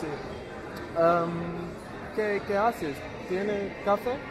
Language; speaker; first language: Spanish; non-native, learner; English